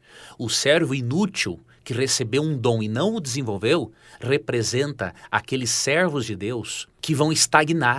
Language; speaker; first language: Portuguese; native; Portuguese